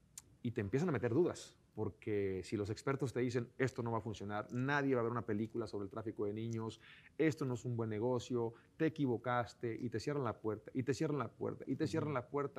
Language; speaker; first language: Spanish; native; Spanish